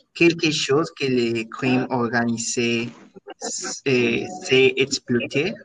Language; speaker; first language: French; non-native, learner; Spanish